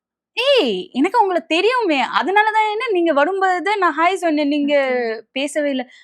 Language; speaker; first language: Tamil; non-native, local second language; Bangla